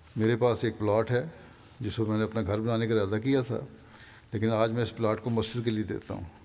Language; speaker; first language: Urdu; native; Urdu